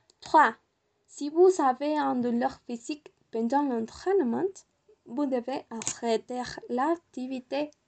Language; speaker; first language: French; non-native, learner; Spanish